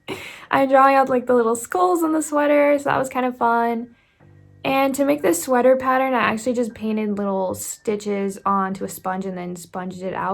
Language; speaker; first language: English; native; English